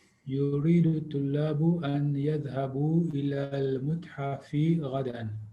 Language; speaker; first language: Arabic; non-native, learner; English